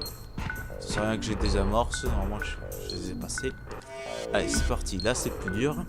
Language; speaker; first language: French; native; French